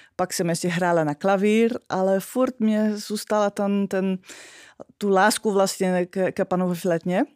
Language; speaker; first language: Czech; non-native, fluent; Dutch